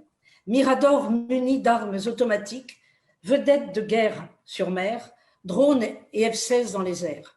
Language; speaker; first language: French; native; French